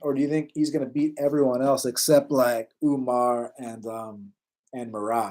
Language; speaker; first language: English; native; English